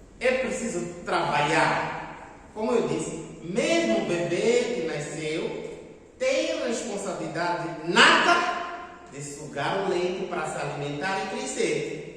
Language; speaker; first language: Portuguese; non-native, local second language; Tsonga